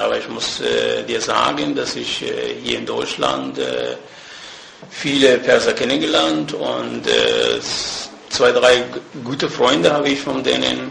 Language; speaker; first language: German; non-native, fluent; Persian